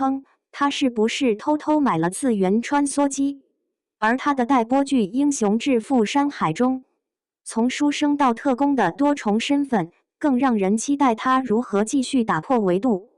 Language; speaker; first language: Chinese; native; Chinese